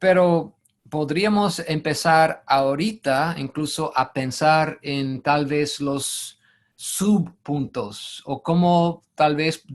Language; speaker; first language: Spanish; non-native, fluent; English